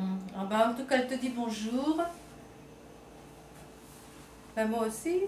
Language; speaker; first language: French; native; French